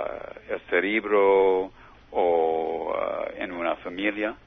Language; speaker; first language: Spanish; non-native, learner; English